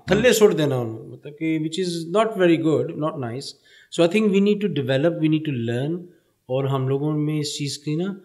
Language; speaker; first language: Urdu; early bilingual, heritage; Punjabi